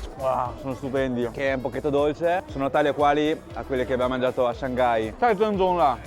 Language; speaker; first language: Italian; early bilingual, other home language; Chinese